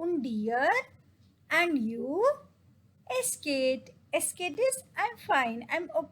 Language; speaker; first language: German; non-native, fluent; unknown